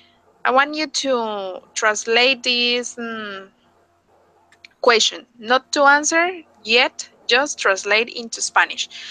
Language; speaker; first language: English; non-native, fluent; Spanish